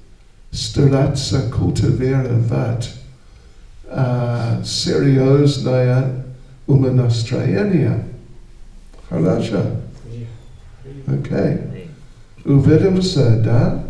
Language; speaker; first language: Russian; non-native, learner; English